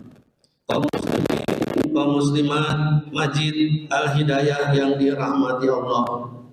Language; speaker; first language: Indonesian; native; Indonesian